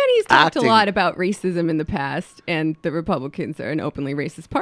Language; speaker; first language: English; native; English